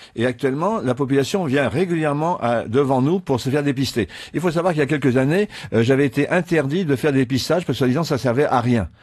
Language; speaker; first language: French; native; French